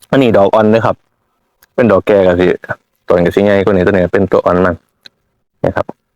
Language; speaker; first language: Thai; native; Thai